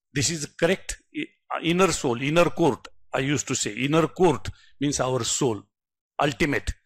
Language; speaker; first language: English; non-native, local second language; Marathi